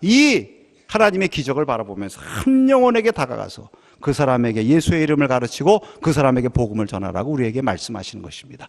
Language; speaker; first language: Korean; native; Korean